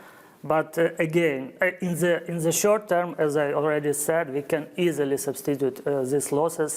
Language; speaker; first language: English; non-native, fluent; Ukrainian